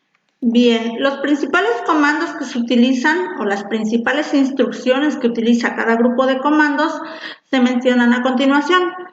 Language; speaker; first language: Spanish; native; Spanish